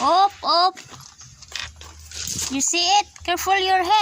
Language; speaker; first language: English; non-native, learner; Cebuano